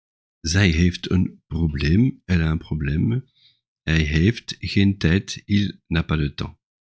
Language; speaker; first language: Dutch; non-native, fluent; French